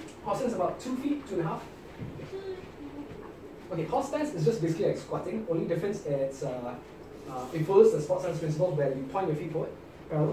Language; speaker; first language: English; non-native, local second language; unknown